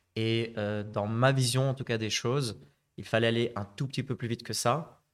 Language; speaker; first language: French; native; French